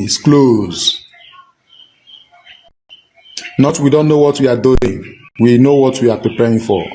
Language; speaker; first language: Nigerian Pidgin; non-native, local second language; Igbo